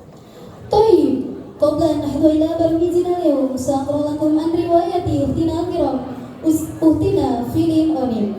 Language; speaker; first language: Arabic; non-native, learner; Indonesian